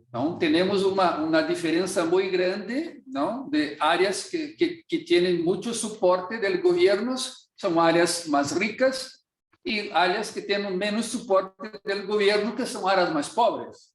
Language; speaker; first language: Portuguese; non-native, fluent; Spanish